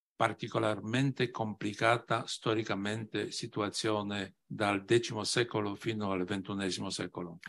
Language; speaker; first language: Italian; non-native, fluent; Polish